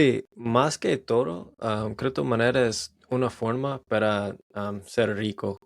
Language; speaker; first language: Spanish; non-native, learner; English